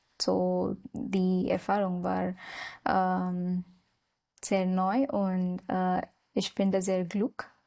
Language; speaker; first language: German; non-native, learner; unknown